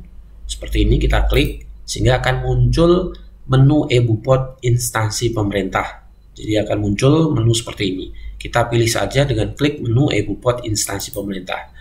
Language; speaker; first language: Indonesian; native; Indonesian